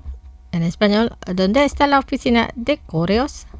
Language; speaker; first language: Spanish; non-native, fluent; Indonesian